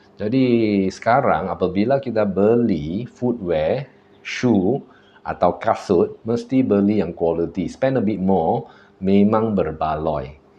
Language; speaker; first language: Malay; non-native, local second language; Chinese